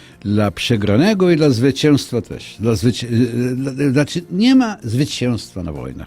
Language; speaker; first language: Polish; non-native, fluent; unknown